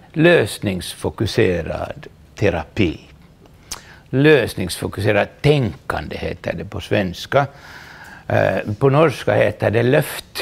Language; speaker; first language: Swedish; non-native, local second language; Finnish